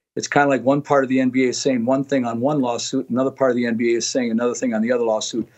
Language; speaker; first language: English; native; English